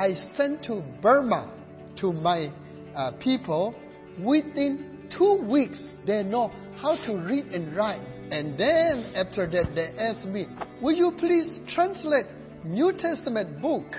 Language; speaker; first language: English; non-native, learner; Burmese